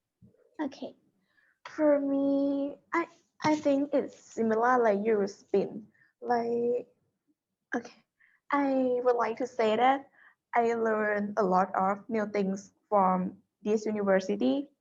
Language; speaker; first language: English; non-native, learner; Thai